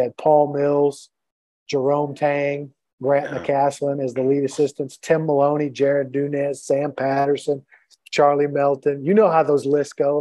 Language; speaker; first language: English; native; English